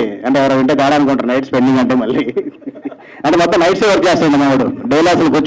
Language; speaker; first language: Telugu; native; Telugu